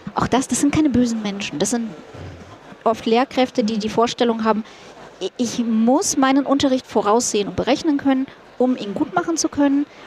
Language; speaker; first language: German; early bilingual, other home language; Russian